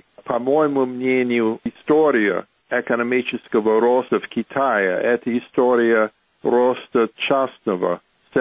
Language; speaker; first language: Russian; non-native, fluent; English